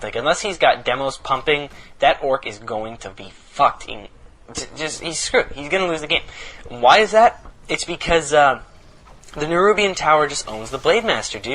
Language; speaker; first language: English; native; English